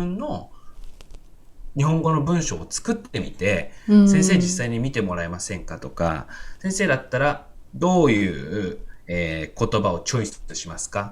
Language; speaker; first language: Japanese; native; Japanese